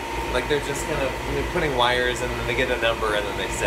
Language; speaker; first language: English; native; English